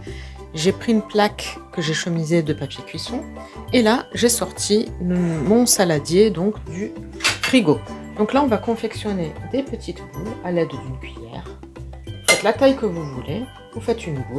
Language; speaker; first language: French; native; French